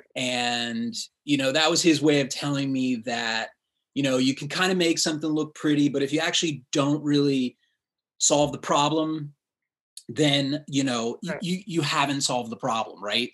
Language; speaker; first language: English; native; English